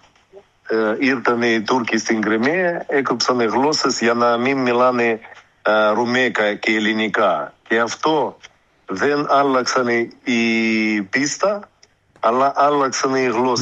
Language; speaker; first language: Greek; early bilingual, heritage; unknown